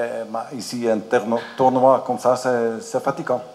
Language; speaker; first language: French; non-native, learner; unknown